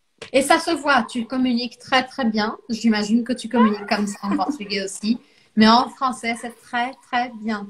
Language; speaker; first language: French; non-native, fluent; Portuguese